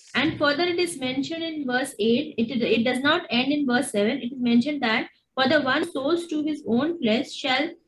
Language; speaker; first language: English; non-native, local second language; Hindi